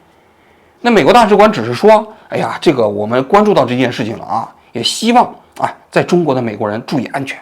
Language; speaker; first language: Chinese; native; Chinese